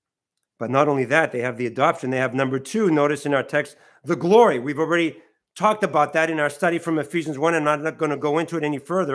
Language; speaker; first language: English; native; English